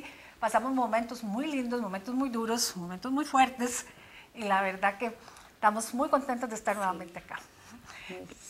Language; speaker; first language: Spanish; native; Spanish